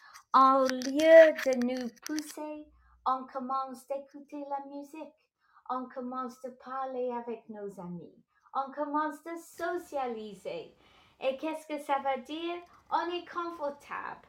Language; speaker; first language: French; non-native, local second language; English